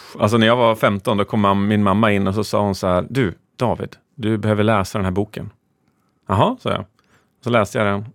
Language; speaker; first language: Swedish; native; Swedish